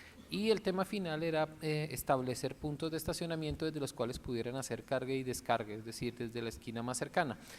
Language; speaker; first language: Spanish; native; Spanish